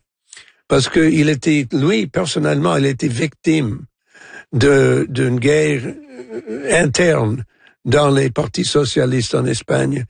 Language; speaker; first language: French; non-native, fluent; English